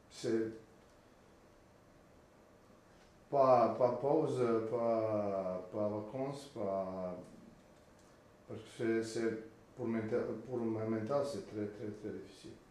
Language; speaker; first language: French; non-native, learner; Slovenian